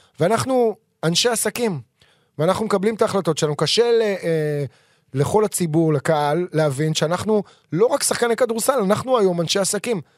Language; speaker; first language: Hebrew; native; Hebrew